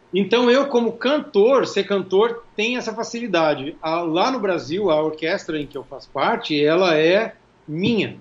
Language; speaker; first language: Portuguese; native; Portuguese